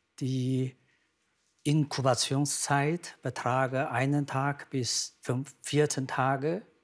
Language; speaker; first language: German; non-native, fluent; Chinese